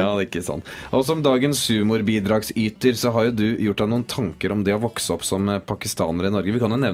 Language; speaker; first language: Norwegian; native; Norwegian